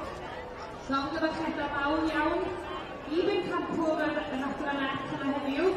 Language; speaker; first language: Welsh; native; Welsh